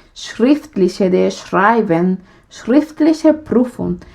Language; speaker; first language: German; non-native, fluent; Spanish